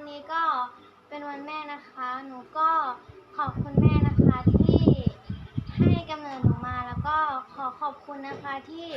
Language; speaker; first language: Thai; native; Thai